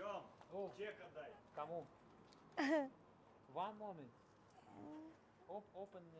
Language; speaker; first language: English; non-native, learner; Russian